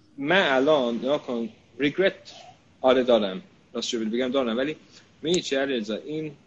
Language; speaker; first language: Persian; early bilingual, heritage; Persian